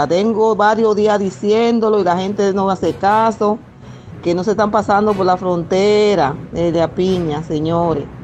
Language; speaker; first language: Spanish; native; Spanish